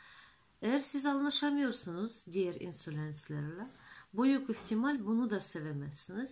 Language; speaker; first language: Turkish; non-native, fluent; Russian